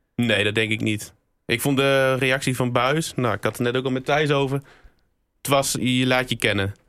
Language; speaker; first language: Dutch; native; Dutch